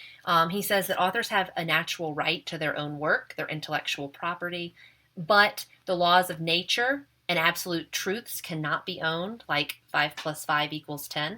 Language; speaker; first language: English; native; English